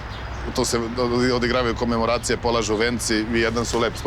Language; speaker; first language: Bosnian; native; Bosnian